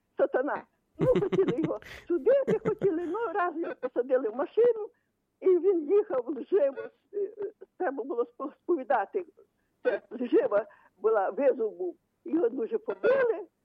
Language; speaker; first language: Ukrainian; native; Ukrainian